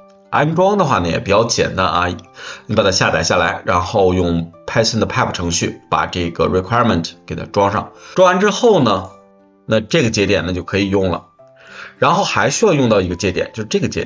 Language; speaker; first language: Chinese; native; Chinese